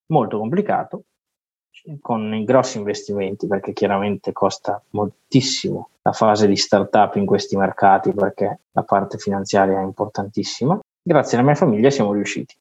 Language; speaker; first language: Italian; native; Italian